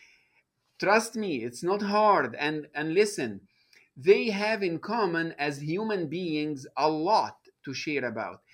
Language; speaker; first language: English; non-native, fluent; Arabic